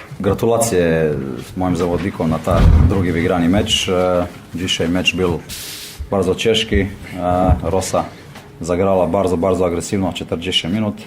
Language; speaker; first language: Polish; non-native, learner; Slovenian